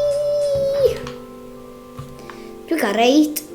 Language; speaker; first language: Welsh; native; Welsh